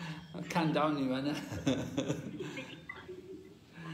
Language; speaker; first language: Chinese; non-native, fluent; English